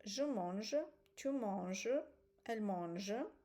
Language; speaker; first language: French; non-native, fluent; Ukrainian